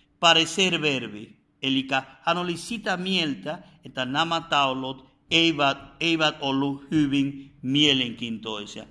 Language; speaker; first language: Finnish; non-native, fluent; Spanish